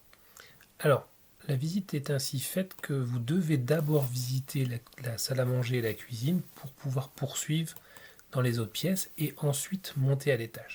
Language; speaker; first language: French; native; French